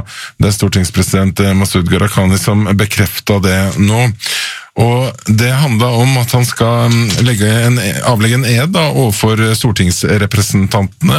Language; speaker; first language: Norwegian; native; Norwegian